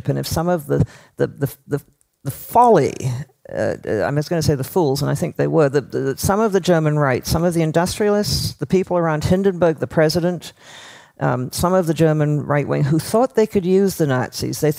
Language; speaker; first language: English; native; English